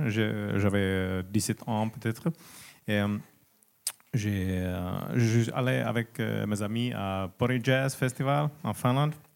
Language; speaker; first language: French; non-native, learner; Finnish